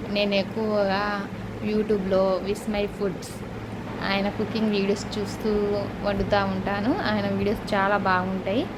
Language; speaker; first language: Telugu; non-native, local second language; Urdu